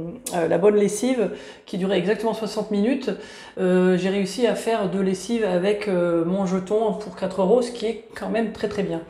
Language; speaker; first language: French; native; French